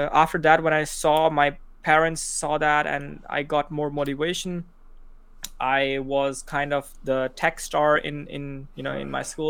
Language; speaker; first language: English; non-native, local second language; Urdu